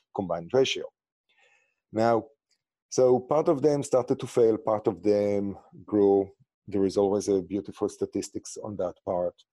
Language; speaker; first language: English; non-native, fluent; Hebrew